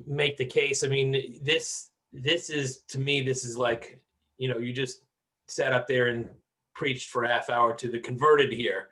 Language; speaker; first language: English; native; English